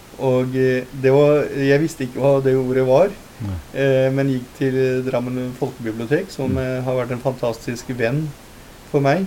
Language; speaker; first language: Norwegian; early bilingual, other home language; Punjabi